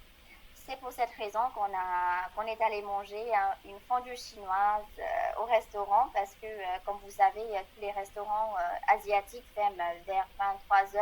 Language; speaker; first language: French; non-native, fluent; Burmese